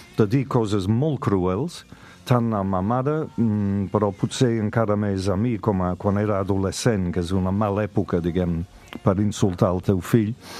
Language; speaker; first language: Catalan; non-native, fluent; English